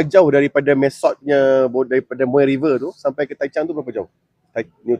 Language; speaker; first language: Malay; native; Malay